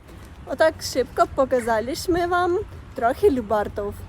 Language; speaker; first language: Polish; non-native, fluent; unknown